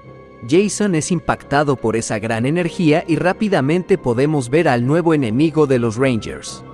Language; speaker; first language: Spanish; native; Spanish